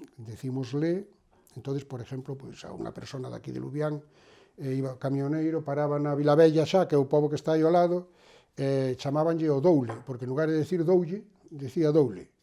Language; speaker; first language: Galician; native; Galician